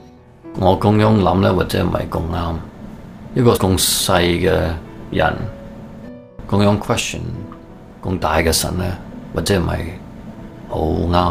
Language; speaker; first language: Cantonese; early bilingual, heritage; Cantonese